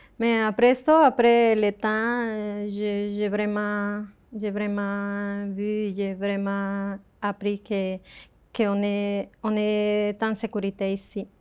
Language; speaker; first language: French; non-native, fluent; Spanish